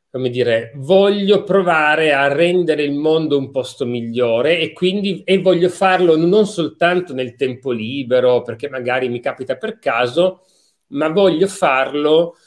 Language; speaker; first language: Italian; native; Italian